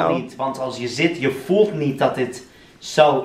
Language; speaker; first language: Dutch; non-native, fluent; English